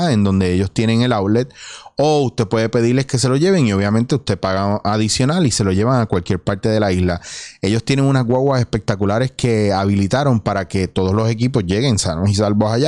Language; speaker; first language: Spanish; native; Spanish